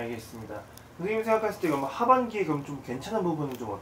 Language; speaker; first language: Korean; native; Korean